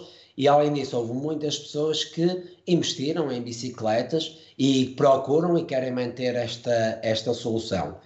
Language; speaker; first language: Portuguese; native; Portuguese